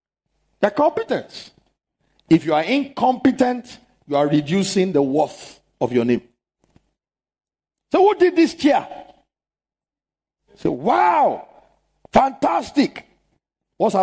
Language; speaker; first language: English; non-native, local second language; Yoruba